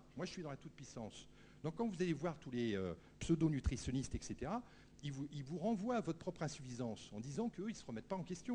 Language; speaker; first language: French; native; French